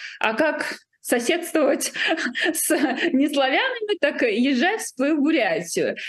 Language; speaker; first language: Russian; native; Russian